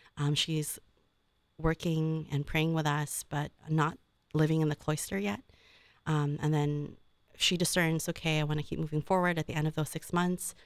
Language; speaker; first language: English; native; English